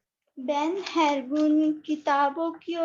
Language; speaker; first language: Turkish; non-native, learner; Urdu